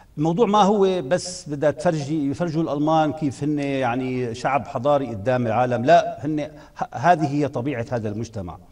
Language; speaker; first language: Arabic; native; Arabic